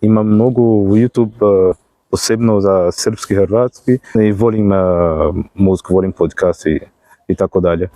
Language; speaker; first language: Serbian; non-native, learner; Portuguese